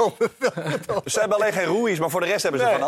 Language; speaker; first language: Dutch; native; Dutch